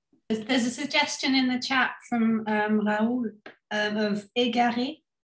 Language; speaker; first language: English; native; English